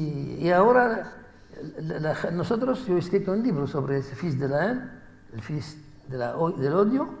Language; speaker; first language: Spanish; non-native, fluent; Arabic